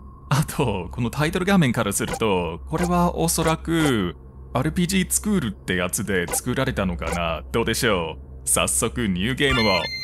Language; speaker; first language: Japanese; non-native, fluent; English